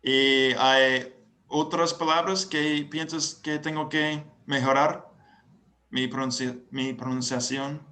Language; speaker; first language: Spanish; non-native, learner; English